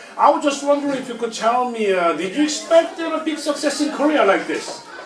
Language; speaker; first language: English; non-native, fluent; Korean